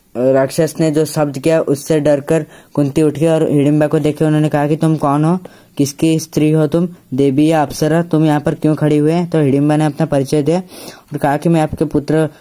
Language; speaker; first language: Hindi; native; Hindi